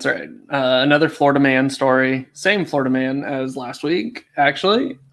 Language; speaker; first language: English; native; English